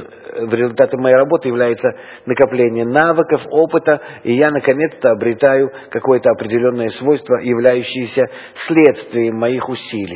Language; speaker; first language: Russian; native; Russian